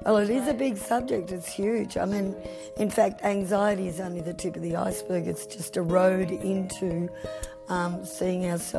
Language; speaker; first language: English; native; English